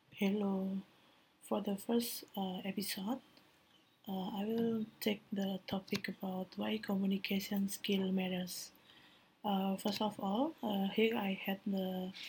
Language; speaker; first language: English; non-native, learner; Indonesian